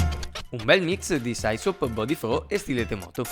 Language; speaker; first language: Italian; native; Italian